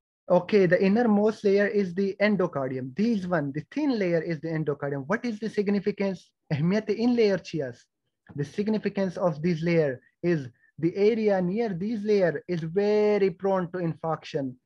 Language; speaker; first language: English; non-native, fluent; Persian